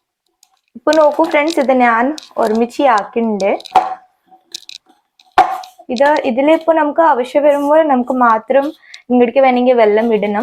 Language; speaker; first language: Malayalam; non-native, fluent; Hindi